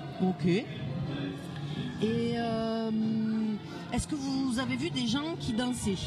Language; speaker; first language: French; native; French